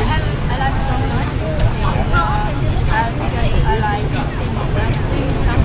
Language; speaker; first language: English; non-native, learner; Vietnamese